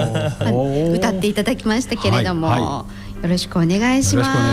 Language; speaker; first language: Japanese; native; Japanese